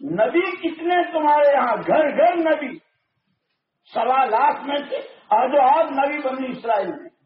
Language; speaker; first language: Urdu; non-native, local second language; Gujarati